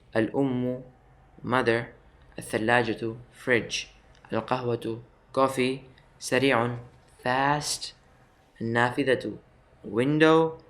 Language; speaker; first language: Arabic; non-native, fluent; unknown